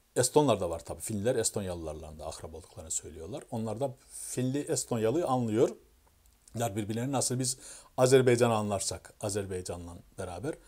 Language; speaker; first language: Turkish; native; Turkish